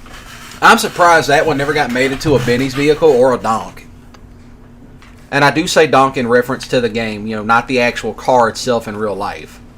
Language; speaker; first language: English; native; English